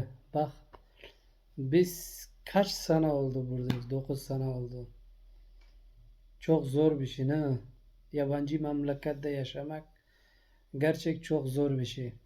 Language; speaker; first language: Turkish; non-native, learner; Persian